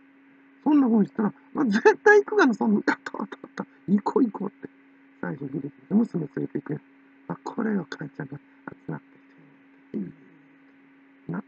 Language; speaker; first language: Japanese; native; Japanese